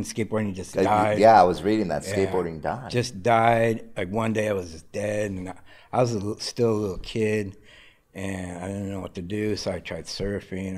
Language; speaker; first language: English; native; English